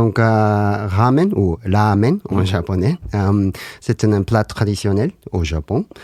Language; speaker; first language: French; non-native, learner; Japanese